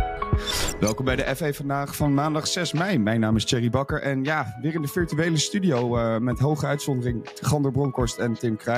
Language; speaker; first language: Dutch; native; Dutch